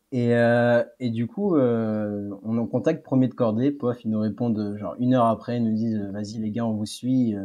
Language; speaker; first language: French; native; French